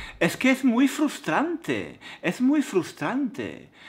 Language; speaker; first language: Spanish; native; Spanish